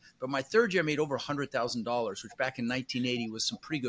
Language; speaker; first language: English; early bilingual, other home language; Dutch